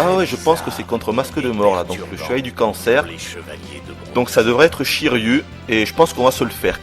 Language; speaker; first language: French; native; French